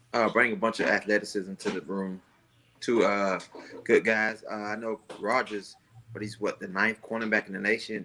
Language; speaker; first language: English; native; English